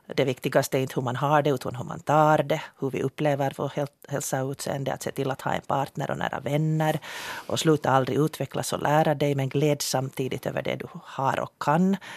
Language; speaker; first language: Swedish; native; Swedish